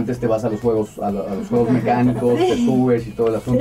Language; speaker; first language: Spanish; native; Spanish